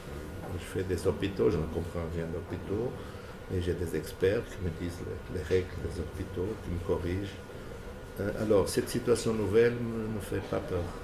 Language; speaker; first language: French; non-native, fluent; Portuguese